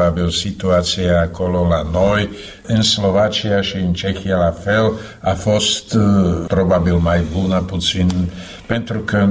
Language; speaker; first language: Romanian; non-native, fluent; Slovak